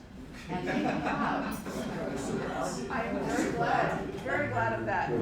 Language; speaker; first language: English; native; English